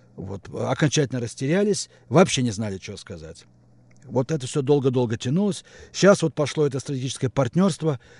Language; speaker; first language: Russian; native; Russian